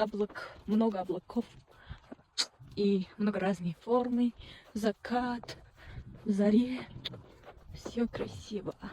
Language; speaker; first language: Russian; non-native, learner; Mongolian